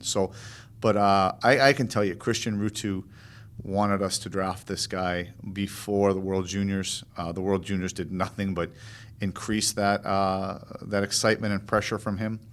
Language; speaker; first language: English; native; English